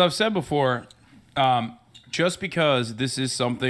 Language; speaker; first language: English; native; English